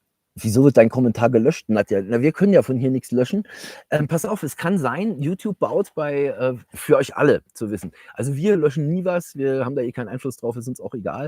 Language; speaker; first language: German; native; German